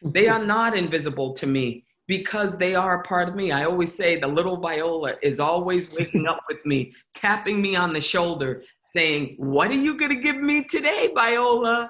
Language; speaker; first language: English; native; English